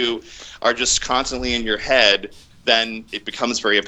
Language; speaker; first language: English; native; English